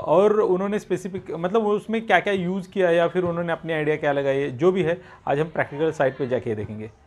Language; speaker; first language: Hindi; non-native, local second language; Marathi